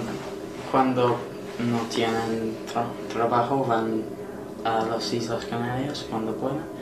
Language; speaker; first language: Spanish; non-native, learner; English